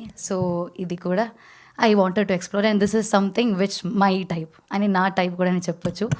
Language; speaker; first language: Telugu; non-native, learner; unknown